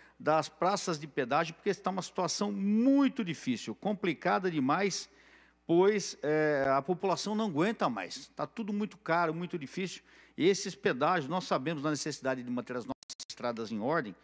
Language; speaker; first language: Portuguese; native; Portuguese